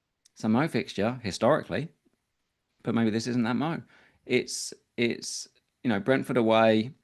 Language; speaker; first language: English; native; English